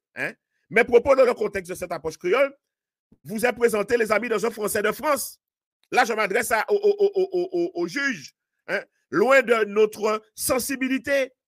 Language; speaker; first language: French; native; French